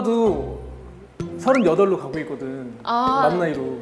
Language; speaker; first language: Korean; native; Korean